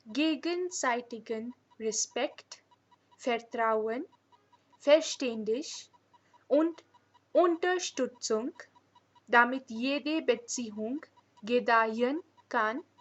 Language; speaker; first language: German; non-native, learner; Hindi